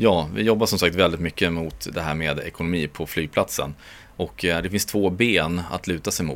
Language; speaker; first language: Swedish; native; Swedish